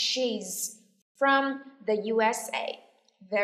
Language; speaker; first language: English; non-native, fluent; Vietnamese